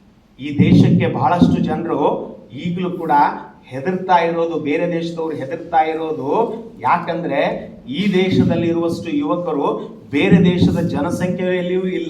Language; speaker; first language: Kannada; native; Kannada